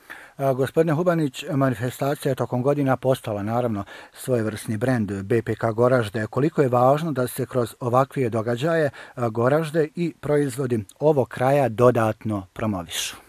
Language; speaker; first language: Bosnian; native; Bosnian